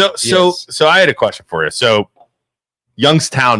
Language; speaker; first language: English; native; English